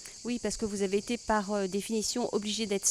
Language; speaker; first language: French; native; French